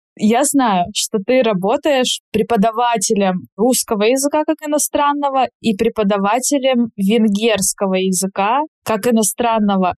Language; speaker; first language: Russian; native; Russian